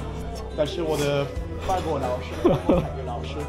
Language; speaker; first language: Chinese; non-native, learner; French